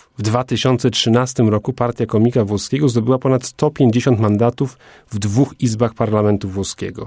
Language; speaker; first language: Polish; native; Polish